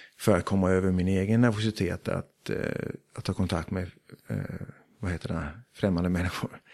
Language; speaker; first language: Swedish; early bilingual, heritage; Swedish